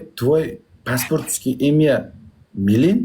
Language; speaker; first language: Russian; non-native, learner; Uzbek